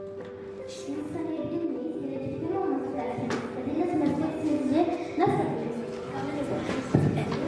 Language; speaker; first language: Turkish; non-native, learner; Kurdish